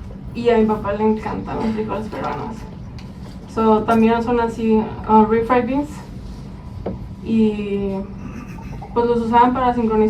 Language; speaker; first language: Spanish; early bilingual, other home language; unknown